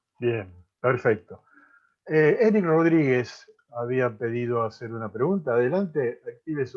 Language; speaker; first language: Spanish; native; Spanish